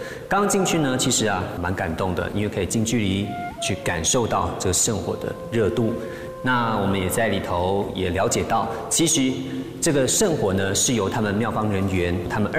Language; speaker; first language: Chinese; native; Chinese